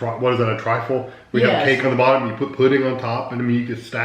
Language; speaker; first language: English; native; English